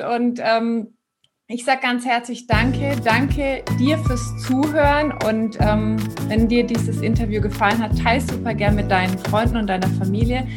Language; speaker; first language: German; native; German